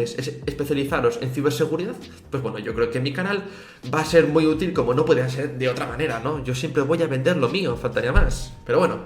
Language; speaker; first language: Spanish; native; Spanish